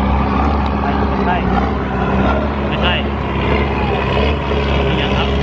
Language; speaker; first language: Thai; non-native, learner; Hmong